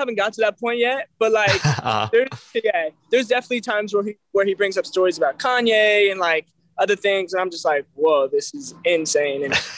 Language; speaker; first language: English; native; English